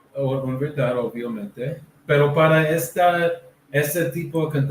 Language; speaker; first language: Spanish; non-native, learner; English